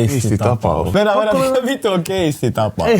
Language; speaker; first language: Finnish; native; Finnish